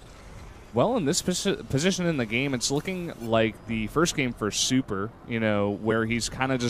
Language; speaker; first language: English; native; English